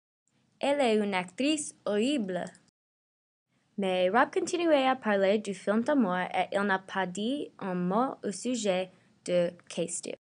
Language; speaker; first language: French; non-native, learner; English